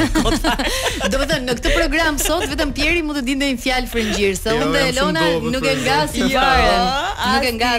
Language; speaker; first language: Albanian; native; Albanian